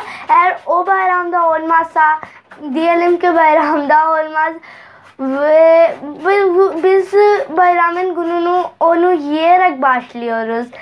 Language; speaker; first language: Turkish; non-native, learner; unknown